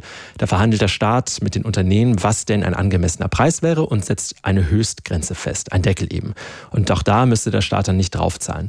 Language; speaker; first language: German; native; German